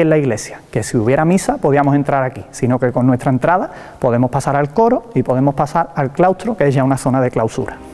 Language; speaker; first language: Spanish; native; Spanish